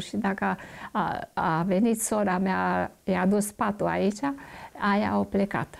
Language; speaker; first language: Romanian; non-native, local second language; German